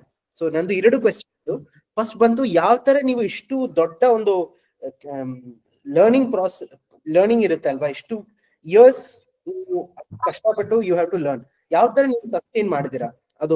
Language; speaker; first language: Kannada; non-native, local second language; Malayalam